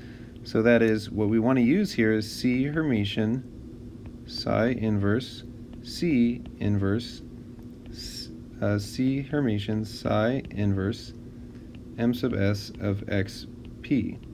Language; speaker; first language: English; native; English